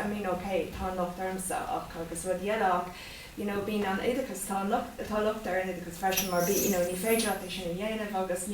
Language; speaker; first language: Irish; non-native, local second language; English